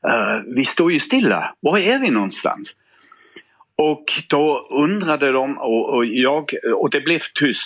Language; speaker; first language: Swedish; non-native, fluent; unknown